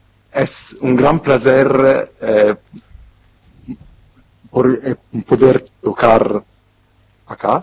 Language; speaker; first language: Spanish; non-native, fluent; Italian